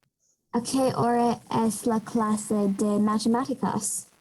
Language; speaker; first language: Spanish; non-native, learner; English